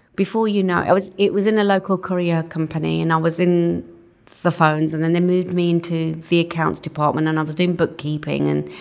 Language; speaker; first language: English; non-native, local second language; Punjabi